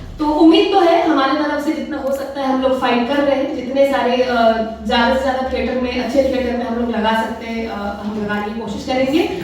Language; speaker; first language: Hindi; native; Hindi